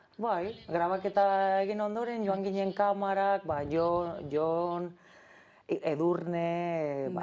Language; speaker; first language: Basque; non-native, local second language; Spanish